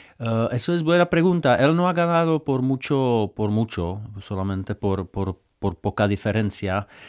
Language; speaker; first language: Spanish; non-native, fluent; Czech